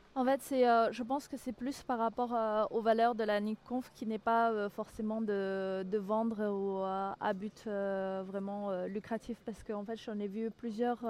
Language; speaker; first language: French; non-native, local second language; Malagasy